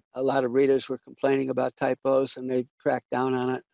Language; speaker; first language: English; native; English